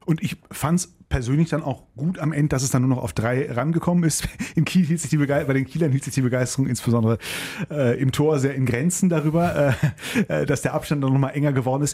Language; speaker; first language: German; native; German